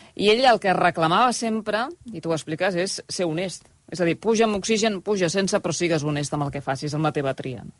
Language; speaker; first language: Catalan; native; Catalan